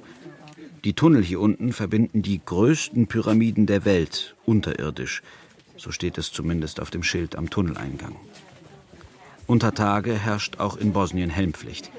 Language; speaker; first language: German; early bilingual, other home language; Bosnian